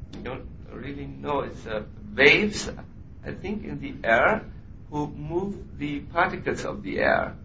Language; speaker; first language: English; non-native, fluent; German